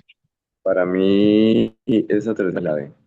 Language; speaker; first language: Spanish; native; Spanish